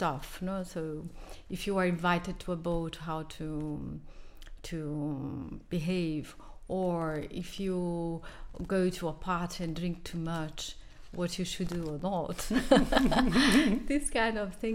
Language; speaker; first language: English; non-native, fluent; Portuguese